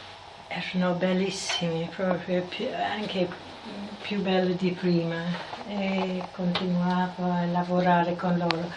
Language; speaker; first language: Italian; non-native, fluent; English